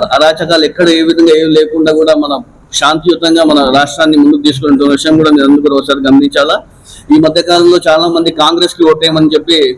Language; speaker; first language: Telugu; non-native, local second language; Urdu